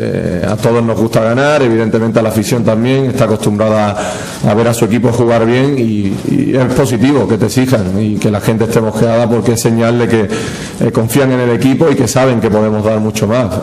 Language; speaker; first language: Spanish; native; Spanish